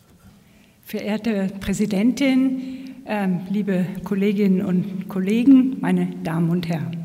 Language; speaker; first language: German; native; German